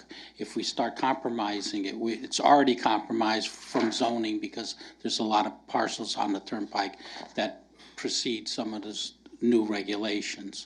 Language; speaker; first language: English; native; English